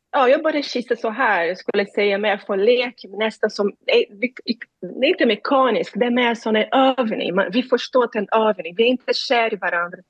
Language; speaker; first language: Swedish; non-native, learner; Portuguese